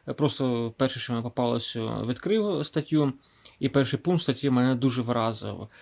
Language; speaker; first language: Ukrainian; non-native, local second language; Russian